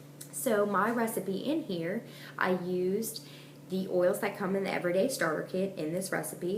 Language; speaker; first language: English; native; English